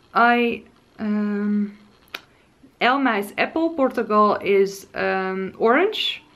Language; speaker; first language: English; non-native, fluent; Dutch